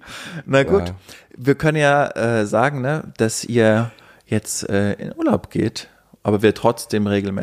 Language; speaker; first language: German; native; German